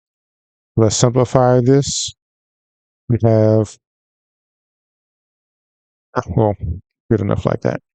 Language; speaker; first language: English; native; English